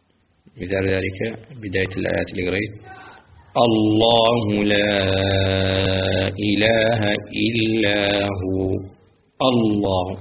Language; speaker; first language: Arabic; native; Arabic